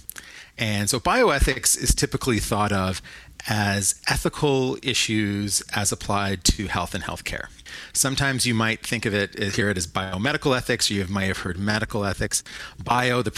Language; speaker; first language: English; native; English